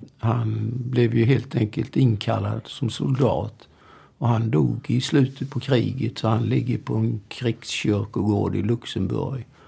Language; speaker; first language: Swedish; early bilingual, other home language; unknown